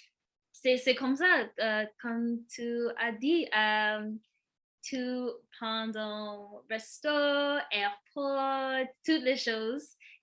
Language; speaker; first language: French; non-native, learner; English